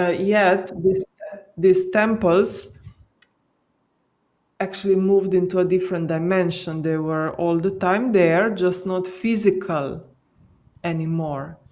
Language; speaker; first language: English; non-native, fluent; Slovenian